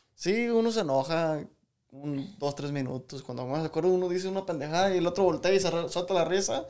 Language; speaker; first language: Spanish; early bilingual, other home language; English